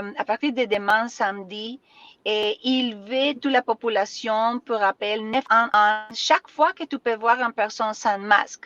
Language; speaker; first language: French; non-native, learner; Spanish